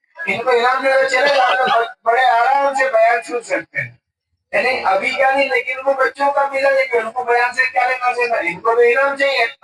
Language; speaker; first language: Urdu; native; Urdu